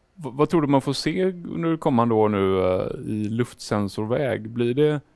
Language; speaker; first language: Swedish; native; Swedish